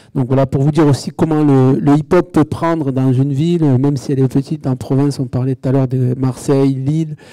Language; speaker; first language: French; native; French